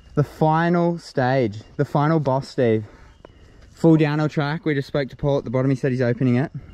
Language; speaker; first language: English; native; English